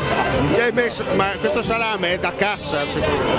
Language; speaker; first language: Italian; native; Italian